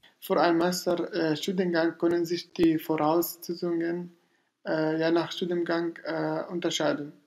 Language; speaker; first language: German; non-native, fluent; Arabic